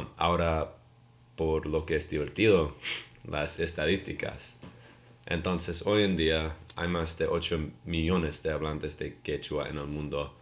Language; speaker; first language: Spanish; non-native, learner; English